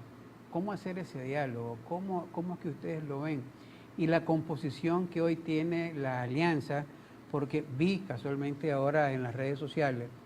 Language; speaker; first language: Spanish; native; Spanish